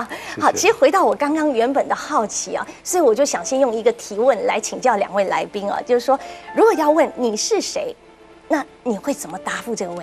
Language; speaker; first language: Chinese; native; Chinese